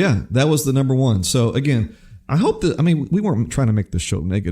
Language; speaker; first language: English; native; English